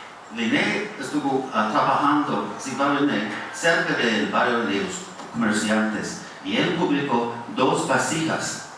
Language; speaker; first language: Spanish; non-native, fluent; English